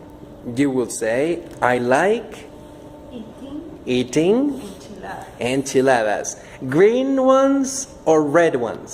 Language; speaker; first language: English; non-native, fluent; Spanish